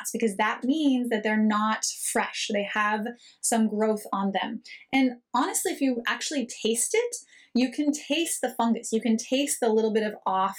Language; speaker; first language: English; native; English